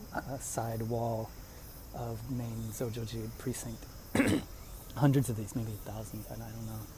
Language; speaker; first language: English; native; English